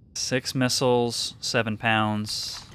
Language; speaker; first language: English; native; English